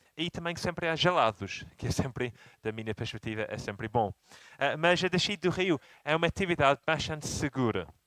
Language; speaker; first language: Portuguese; non-native, fluent; English